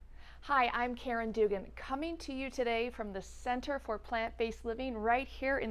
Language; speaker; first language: English; native; English